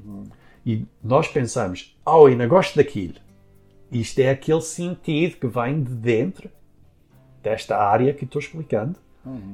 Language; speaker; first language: Portuguese; early bilingual, heritage; Portuguese